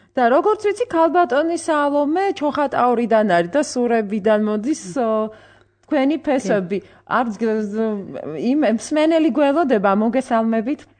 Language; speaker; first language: Georgian; native; Georgian